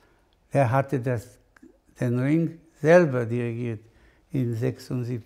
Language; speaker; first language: German; non-native, fluent; Spanish